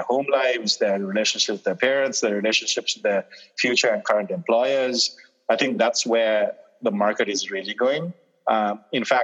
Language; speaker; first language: English; non-native, local second language; Sinhala